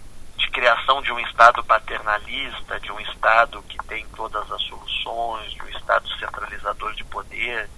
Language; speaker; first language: Portuguese; native; Portuguese